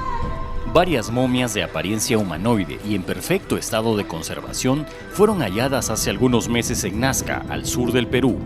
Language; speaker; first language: Spanish; native; Spanish